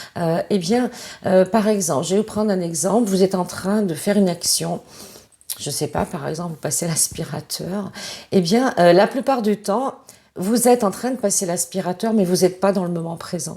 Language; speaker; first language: French; native; French